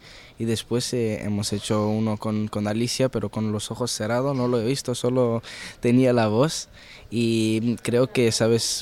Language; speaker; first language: Spanish; early bilingual, heritage; Arabic